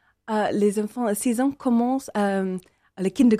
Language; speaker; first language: French; non-native, learner; English